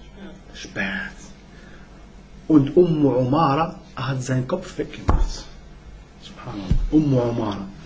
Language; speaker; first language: German; non-native, learner; Arabic